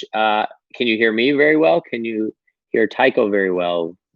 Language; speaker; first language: English; native; English